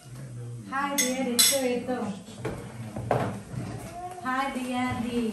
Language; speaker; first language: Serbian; non-native, learner; Filipino